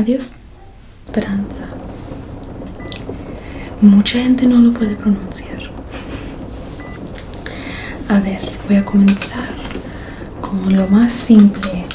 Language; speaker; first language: Spanish; early bilingual, heritage; Spanish